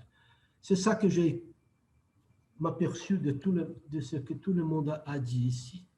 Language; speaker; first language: French; non-native, fluent; Portuguese